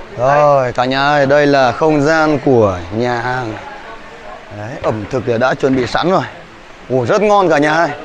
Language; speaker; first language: Vietnamese; non-native, local second language; Hmong